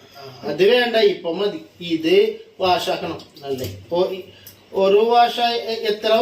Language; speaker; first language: Malayalam; non-native, learner; Hindi